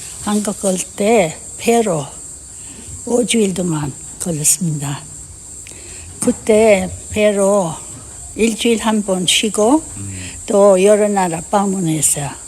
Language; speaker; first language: Korean; non-native, learner; English